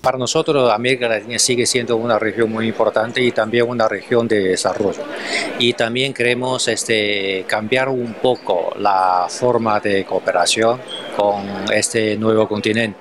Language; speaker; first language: Spanish; non-native, fluent; Chinese